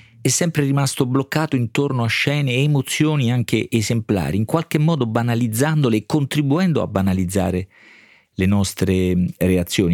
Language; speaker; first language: Italian; native; Italian